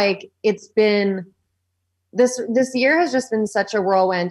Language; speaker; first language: English; native; English